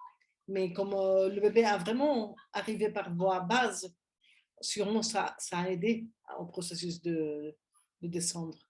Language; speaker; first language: French; non-native, fluent; Spanish